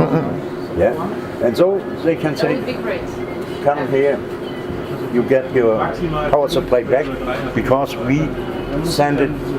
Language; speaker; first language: English; non-native, learner; German